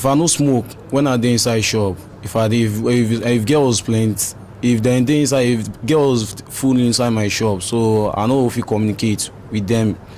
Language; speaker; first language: Nigerian Pidgin; non-native, local second language; Yoruba